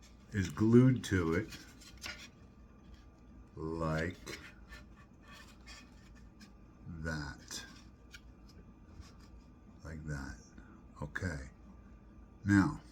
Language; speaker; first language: English; native; English